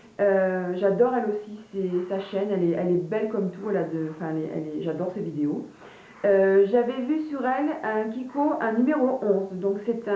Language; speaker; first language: French; native; French